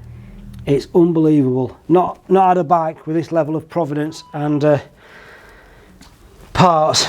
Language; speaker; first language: English; native; English